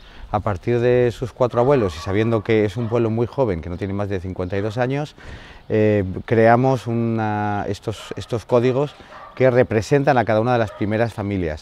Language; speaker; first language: Spanish; native; Spanish